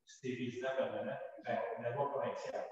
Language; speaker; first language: French; native; French